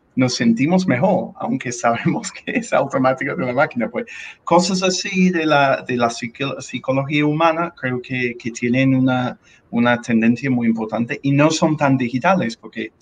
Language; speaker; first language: Spanish; non-native, fluent; English